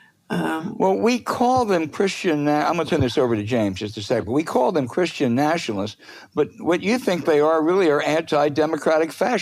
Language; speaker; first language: English; native; English